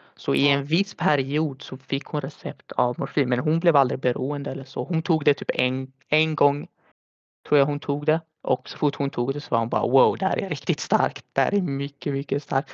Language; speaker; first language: Swedish; early bilingual, other home language; Arabic